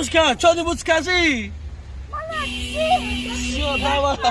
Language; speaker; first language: Russian; non-native, fluent; Tajik